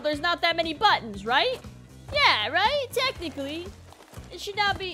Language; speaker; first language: English; native; English